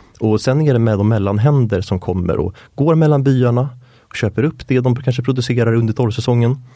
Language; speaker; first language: Swedish; native; Swedish